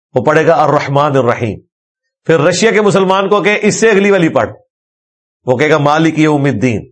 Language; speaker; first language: Urdu; non-native, local second language; Punjabi